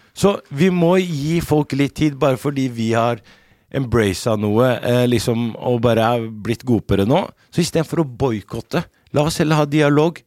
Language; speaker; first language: Norwegian; early bilingual, other home language; Arabic